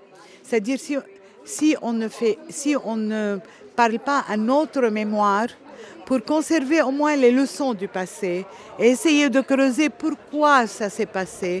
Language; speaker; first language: French; non-native, local second language; Arabic